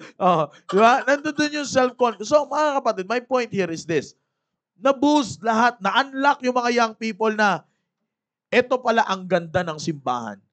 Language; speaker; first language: Filipino; native; Filipino